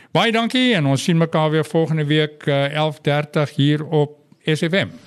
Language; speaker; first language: Afrikaans; non-native, local second language; English